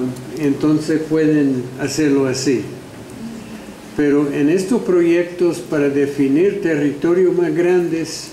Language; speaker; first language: Spanish; non-native, fluent; English